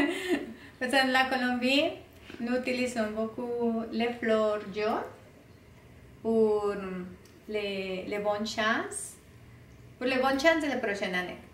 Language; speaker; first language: French; non-native, learner; Spanish